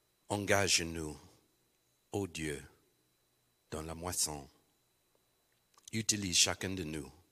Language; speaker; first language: French; non-native, fluent; English